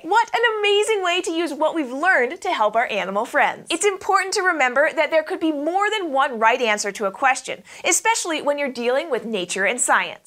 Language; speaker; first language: English; native; English